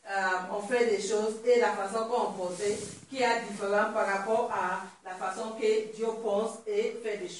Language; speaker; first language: French; non-native, learner; Swahili